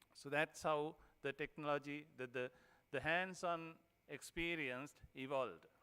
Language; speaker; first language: English; non-native, local second language; Sinhala